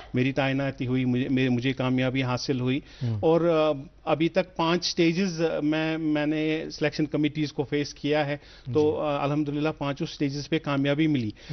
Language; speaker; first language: Hindi; non-native, local second language; Kashmiri